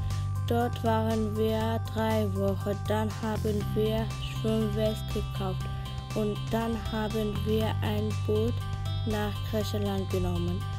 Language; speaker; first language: German; early bilingual, other home language; Arabic